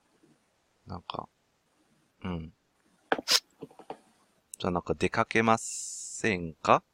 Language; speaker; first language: Japanese; non-native, learner; English